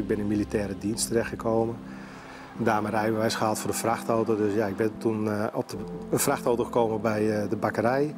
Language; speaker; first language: Dutch; native; Dutch